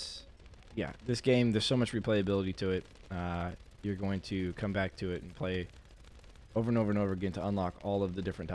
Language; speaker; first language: English; native; English